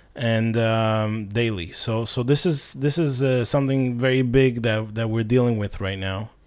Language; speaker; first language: English; non-native, fluent; Russian